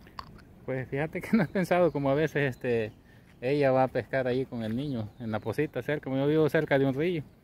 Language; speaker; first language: Spanish; native; Spanish